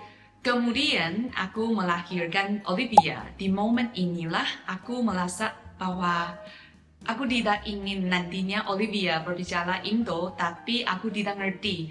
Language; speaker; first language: Indonesian; non-native, fluent; Chinese